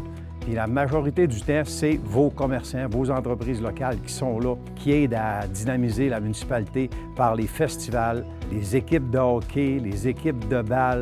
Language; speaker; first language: French; native; French